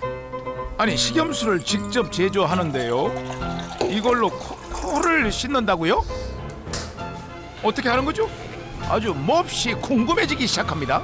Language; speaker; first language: Korean; native; Korean